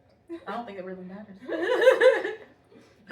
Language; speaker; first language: English; native; English